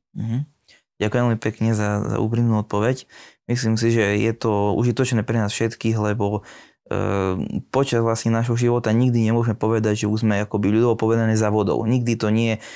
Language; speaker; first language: Slovak; native; Slovak